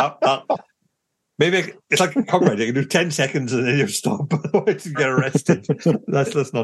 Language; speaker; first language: English; native; English